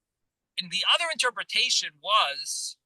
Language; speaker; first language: English; native; English